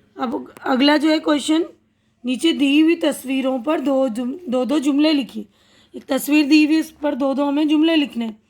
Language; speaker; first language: Urdu; native; Urdu